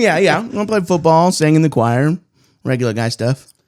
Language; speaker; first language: English; native; English